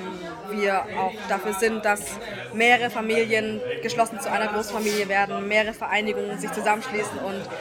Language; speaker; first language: German; early bilingual, other home language; Vietnamese